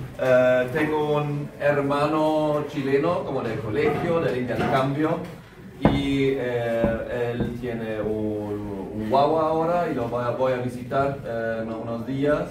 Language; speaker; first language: Spanish; non-native, fluent; German